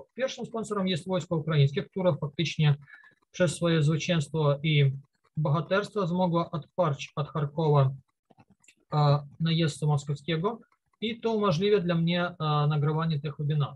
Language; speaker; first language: Polish; non-native, learner; Ukrainian